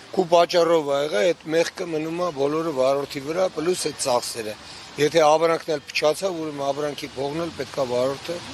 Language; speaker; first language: Armenian; native; Armenian